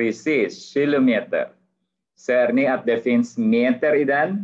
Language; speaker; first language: Swedish; non-native, fluent; Arabic